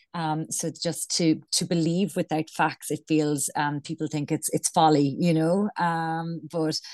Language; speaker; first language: English; native; English